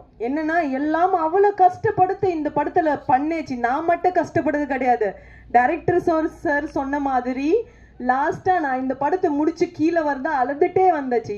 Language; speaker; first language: Tamil; non-native, fluent; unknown